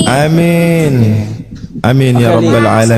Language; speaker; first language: Arabic; non-native, learner; Indonesian